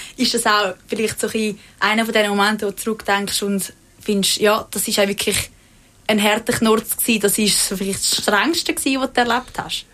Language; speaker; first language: German; native; German